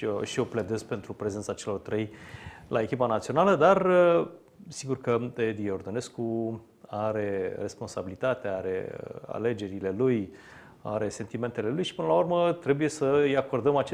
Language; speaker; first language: Romanian; native; Romanian